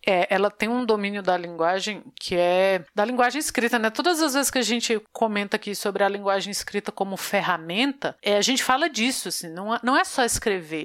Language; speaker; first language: Portuguese; native; Portuguese